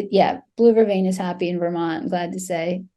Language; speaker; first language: English; native; English